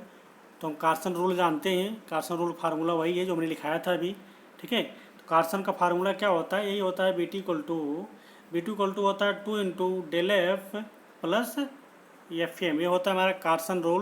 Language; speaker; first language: Hindi; native; Hindi